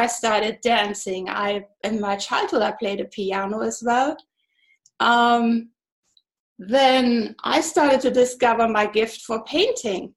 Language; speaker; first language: English; non-native, fluent; German